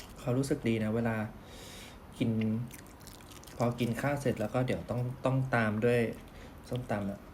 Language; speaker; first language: Thai; native; Thai